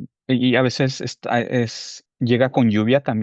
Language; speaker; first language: Spanish; non-native, fluent; English